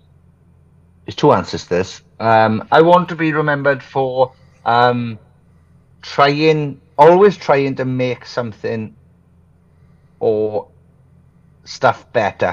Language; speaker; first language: English; native; English